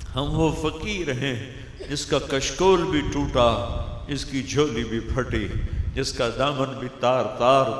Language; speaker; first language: Urdu; non-native, local second language; Punjabi